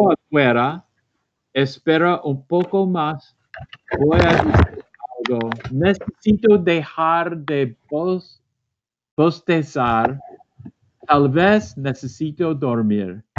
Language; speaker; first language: Spanish; non-native, learner; English